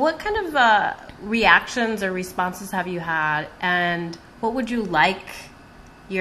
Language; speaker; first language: English; native; English